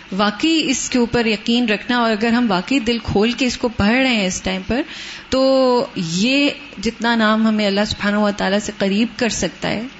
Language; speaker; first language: Urdu; non-native, local second language; Punjabi